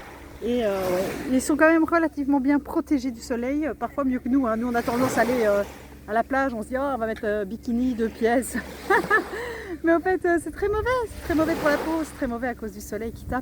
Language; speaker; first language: French; native; French